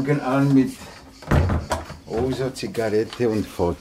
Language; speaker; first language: German; non-native, fluent; Greek